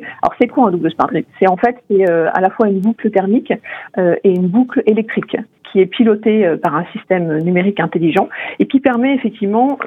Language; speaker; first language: French; native; French